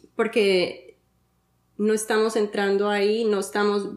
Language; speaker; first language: Spanish; early bilingual, heritage; Spanish